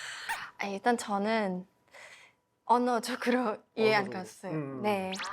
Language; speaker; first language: Korean; non-native, learner; Thai